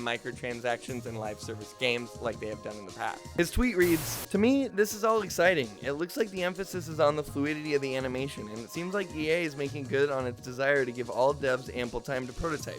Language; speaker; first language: English; native; English